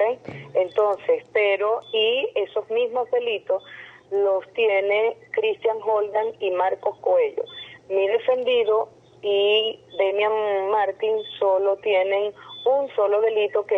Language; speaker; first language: Spanish; native; Spanish